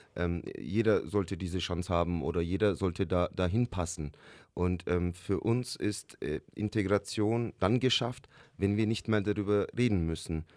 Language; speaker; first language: German; early bilingual, other home language; Turkish